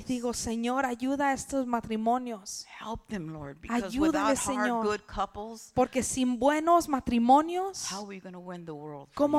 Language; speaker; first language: Spanish; early bilingual, heritage; English